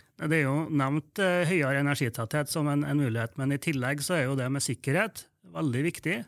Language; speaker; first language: Norwegian; native; Norwegian